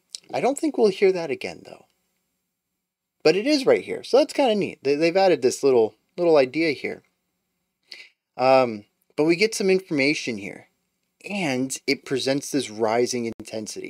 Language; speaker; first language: English; native; English